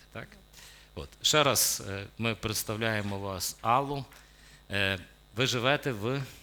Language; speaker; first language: Ukrainian; native; Ukrainian